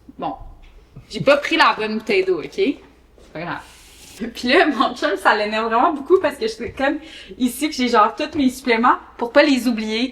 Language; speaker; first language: French; native; French